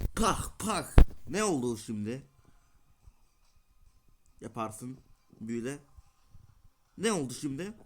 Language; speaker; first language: Turkish; non-native, learner; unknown